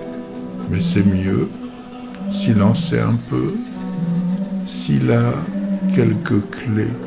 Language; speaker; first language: French; native; French